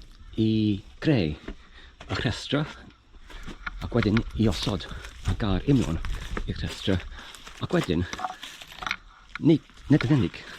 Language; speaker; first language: Welsh; non-native, fluent; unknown